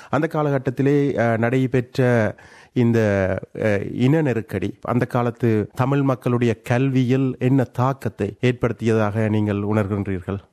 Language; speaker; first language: Tamil; native; Tamil